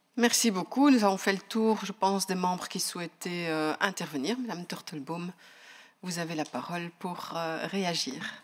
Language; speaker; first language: French; native; French